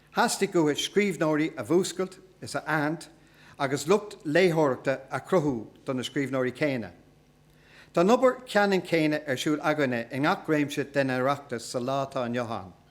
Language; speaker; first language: Irish; non-native, local second language; English